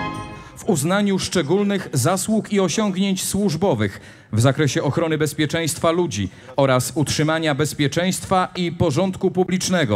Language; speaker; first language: Polish; native; Polish